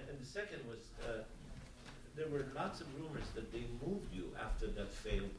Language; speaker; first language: English; non-native, fluent; Persian